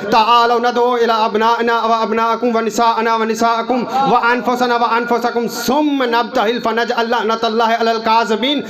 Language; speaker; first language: Urdu; non-native, local second language; Sindhi